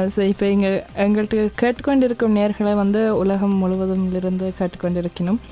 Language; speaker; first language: Tamil; early bilingual, other home language; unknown